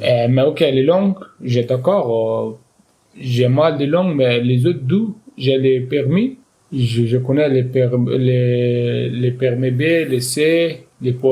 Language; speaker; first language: French; non-native, learner; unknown